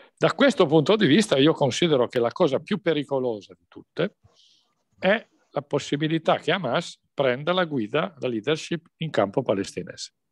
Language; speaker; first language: Italian; native; Italian